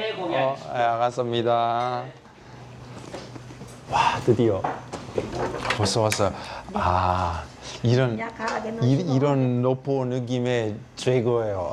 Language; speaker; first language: Korean; non-native, fluent; Italian